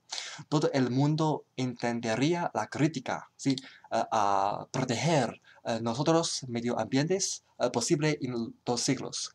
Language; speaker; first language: Spanish; non-native, learner; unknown